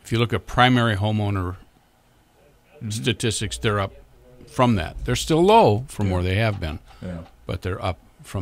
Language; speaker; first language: English; native; English